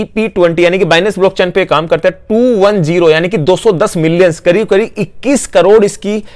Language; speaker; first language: Hindi; native; Hindi